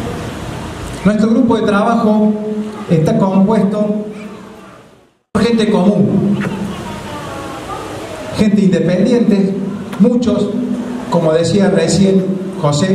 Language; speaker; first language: Spanish; native; Spanish